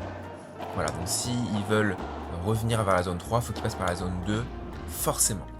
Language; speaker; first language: French; native; French